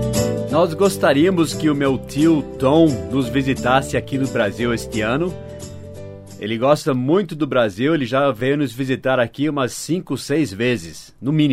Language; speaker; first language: Portuguese; non-native, fluent; English